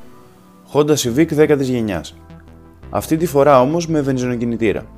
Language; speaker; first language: Greek; native; Greek